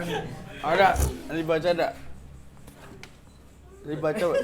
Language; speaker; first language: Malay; non-native, local second language; Sundanese